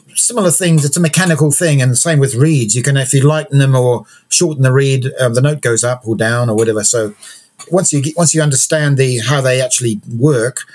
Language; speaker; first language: English; native; English